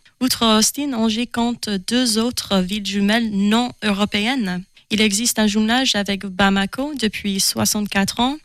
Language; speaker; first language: French; non-native, learner; English